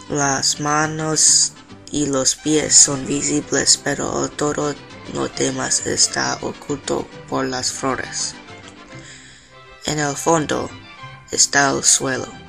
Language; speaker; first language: Spanish; non-native, learner; English